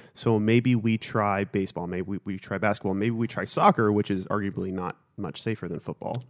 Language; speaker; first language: English; native; English